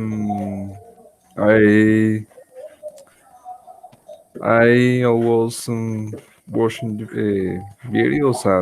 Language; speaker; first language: English; non-native, learner; Spanish